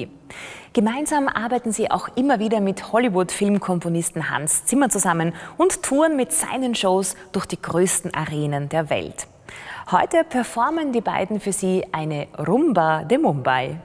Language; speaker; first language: German; native; German